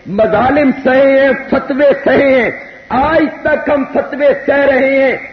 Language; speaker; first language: Urdu; non-native, local second language; Punjabi